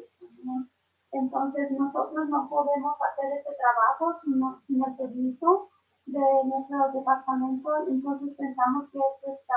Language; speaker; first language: Spanish; early bilingual, other home language; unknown